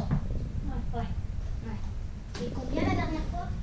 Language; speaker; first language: French; native; French